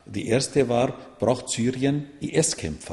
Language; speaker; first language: German; non-native, fluent; Arabic